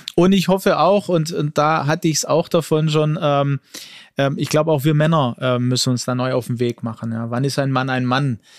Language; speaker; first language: German; early bilingual, other home language; Greek